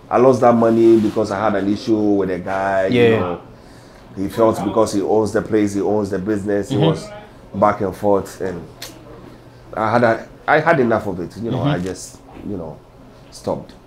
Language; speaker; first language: English; non-native, local second language; Ga